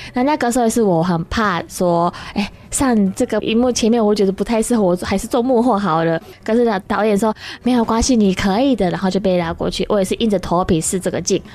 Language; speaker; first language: Chinese; non-native, fluent; Japanese